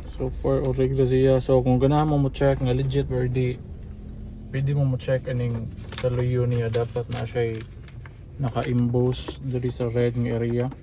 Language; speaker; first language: Cebuano; native; Cebuano